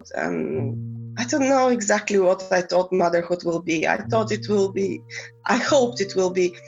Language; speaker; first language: English; non-native, fluent; Bulgarian